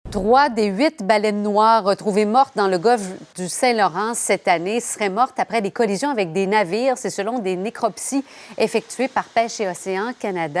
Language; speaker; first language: French; native; French